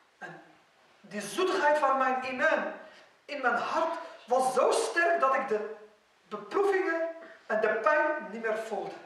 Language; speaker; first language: Dutch; non-native, fluent; Arabic